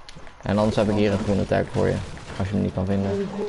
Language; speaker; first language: Dutch; native; Dutch